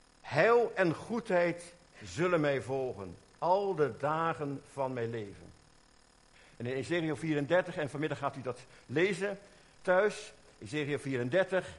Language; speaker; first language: Dutch; native; Dutch